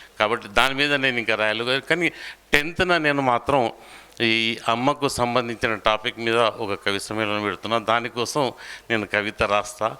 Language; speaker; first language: Telugu; non-native, local second language; Urdu